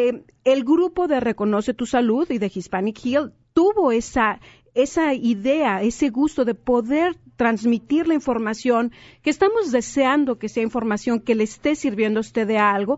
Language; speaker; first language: Spanish; native; Spanish